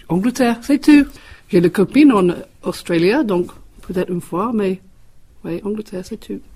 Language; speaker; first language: French; non-native, learner; English